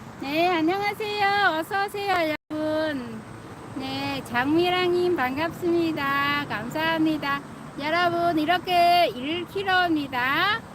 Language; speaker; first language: Korean; non-native, fluent; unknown